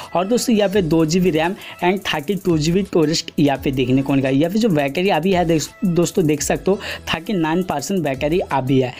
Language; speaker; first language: Hindi; non-native, local second language; Bangla